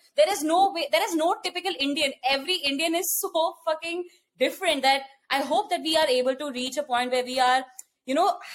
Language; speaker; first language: English; non-native, local second language; Hindi